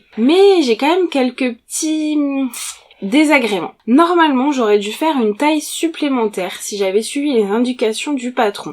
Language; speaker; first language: French; native; French